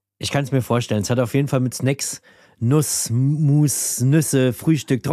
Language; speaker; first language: German; native; German